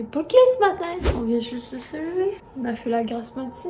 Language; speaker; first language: French; native; French